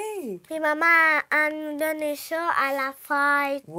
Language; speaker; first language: French; early bilingual, other home language; Ukrainian